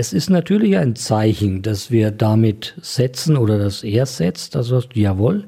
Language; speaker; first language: German; native; German